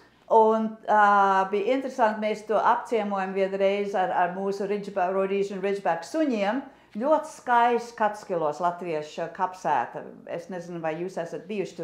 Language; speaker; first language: Latvian; early bilingual, heritage; English